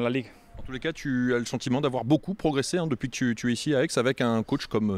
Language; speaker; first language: French; native; French